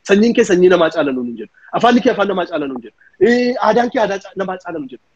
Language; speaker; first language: Oromo; native; Oromo